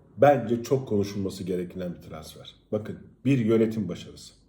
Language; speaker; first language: Turkish; native; Turkish